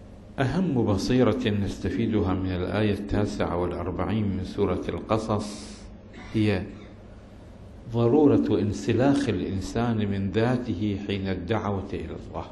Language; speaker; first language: Arabic; native; Arabic